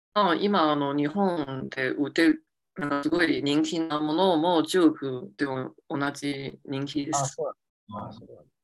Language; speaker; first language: Japanese; non-native, fluent; Chinese